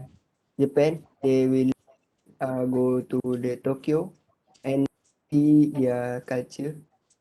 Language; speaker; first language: English; non-native, learner; Malay